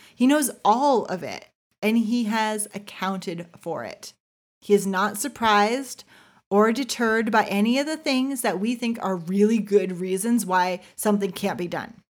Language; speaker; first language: English; native; English